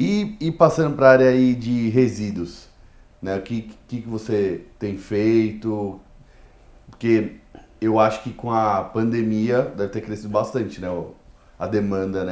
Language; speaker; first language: Portuguese; native; Portuguese